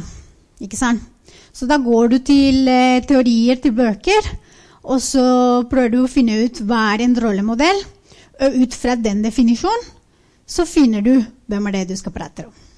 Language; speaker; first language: Norwegian; non-native, fluent; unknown